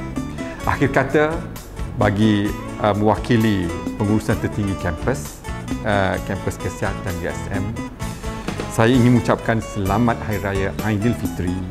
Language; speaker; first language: Malay; native; Malay